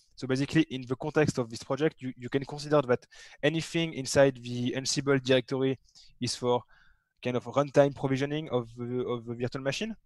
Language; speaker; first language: English; non-native, fluent; French